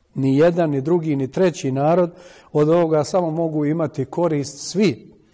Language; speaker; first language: Serbian; native; Serbian